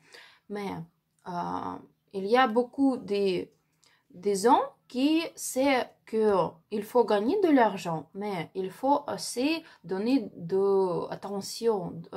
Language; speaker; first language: French; non-native, learner; Ukrainian